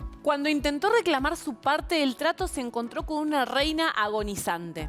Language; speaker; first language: Spanish; native; Spanish